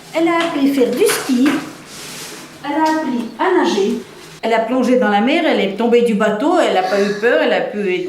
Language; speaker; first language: French; early bilingual, heritage; Russian